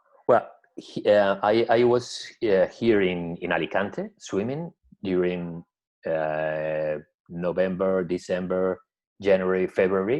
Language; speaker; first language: English; non-native, learner; Spanish